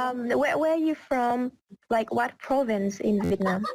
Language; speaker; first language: English; non-native, learner; Vietnamese